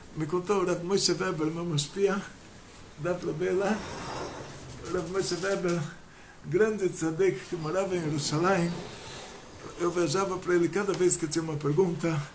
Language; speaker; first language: Portuguese; non-native, fluent; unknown